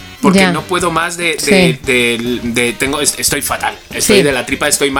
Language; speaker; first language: Spanish; native; Spanish